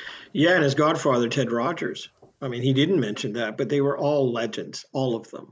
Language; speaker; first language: English; native; English